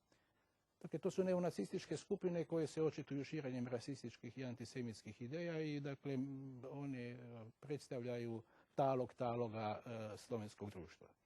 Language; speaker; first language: Croatian; native; Croatian